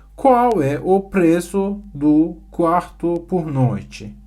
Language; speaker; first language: Portuguese; non-native, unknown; Turkish